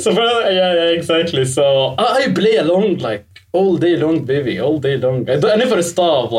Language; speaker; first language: English; non-native, fluent; Arabic